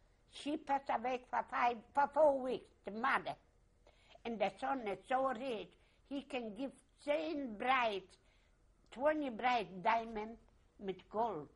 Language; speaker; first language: English; non-native, learner; Yiddish